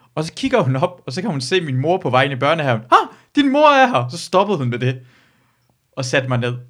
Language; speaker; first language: Danish; early bilingual, other home language; Persian